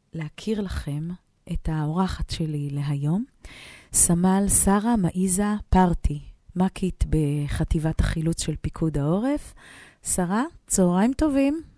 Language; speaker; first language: Hebrew; native; Hebrew